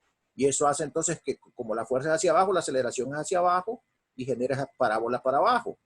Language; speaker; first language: Spanish; native; Spanish